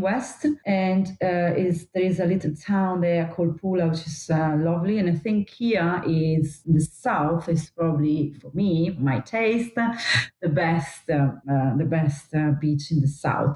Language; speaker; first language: English; non-native, fluent; Italian